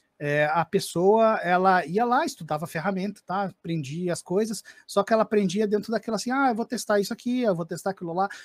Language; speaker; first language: Portuguese; native; Portuguese